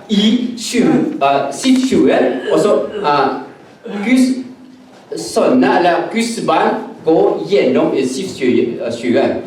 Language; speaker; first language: Norwegian; non-native, learner; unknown